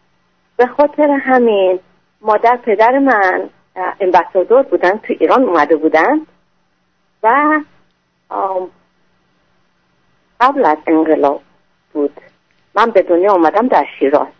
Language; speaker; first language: Persian; non-native, fluent; French